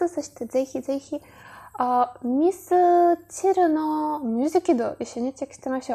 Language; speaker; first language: Japanese; non-native, learner; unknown